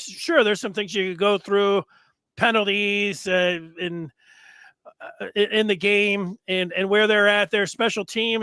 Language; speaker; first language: English; native; English